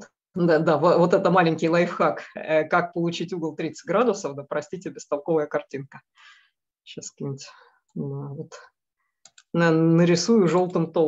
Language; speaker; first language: Russian; native; Russian